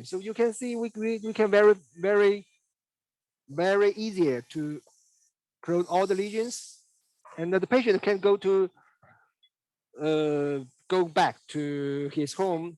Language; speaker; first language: English; non-native, learner; Chinese